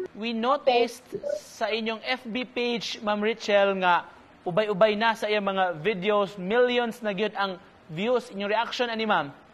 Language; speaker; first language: Cebuano; native; Cebuano